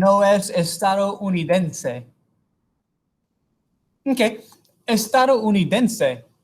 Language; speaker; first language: Spanish; non-native, fluent; English